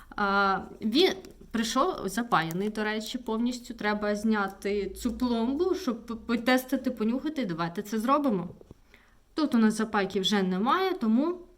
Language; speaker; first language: Ukrainian; non-native, local second language; Russian